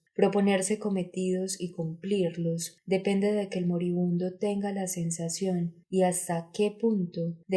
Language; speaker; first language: Spanish; native; Spanish